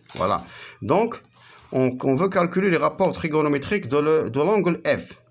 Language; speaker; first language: French; non-native, local second language; Arabic